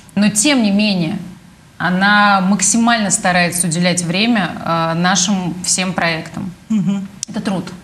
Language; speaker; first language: Russian; native; Russian